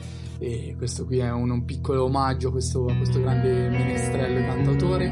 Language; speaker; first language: Italian; native; Italian